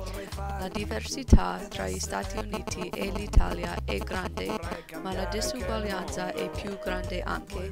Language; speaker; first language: Italian; non-native, learner; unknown